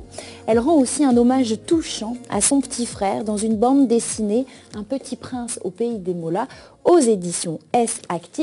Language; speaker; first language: French; native; French